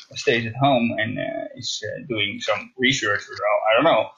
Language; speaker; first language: English; non-native, fluent; Dutch